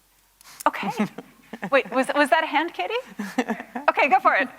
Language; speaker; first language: English; native; English